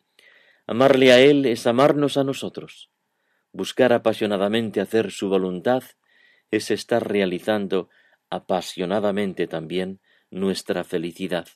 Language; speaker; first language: Spanish; native; Spanish